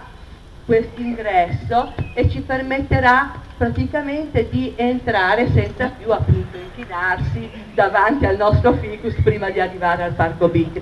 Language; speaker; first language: Italian; native; Italian